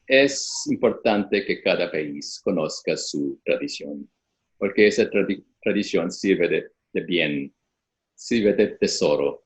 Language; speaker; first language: Spanish; non-native, fluent; Filipino